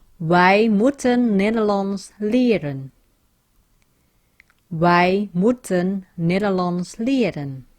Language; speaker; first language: Dutch; non-native, fluent; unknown